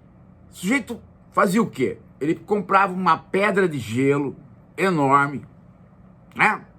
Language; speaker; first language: Portuguese; native; Portuguese